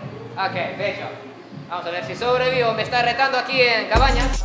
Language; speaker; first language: Spanish; non-native, fluent; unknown